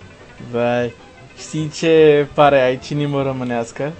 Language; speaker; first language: Romanian; non-native, learner; Portuguese